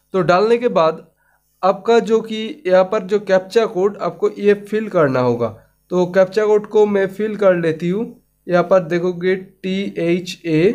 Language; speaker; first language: Hindi; non-native, local second language; Bangla